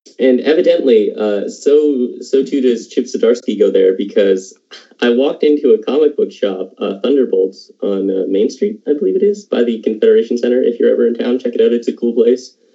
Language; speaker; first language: English; native; English